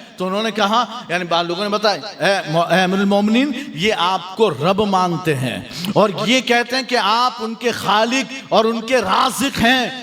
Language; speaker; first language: Urdu; native; Urdu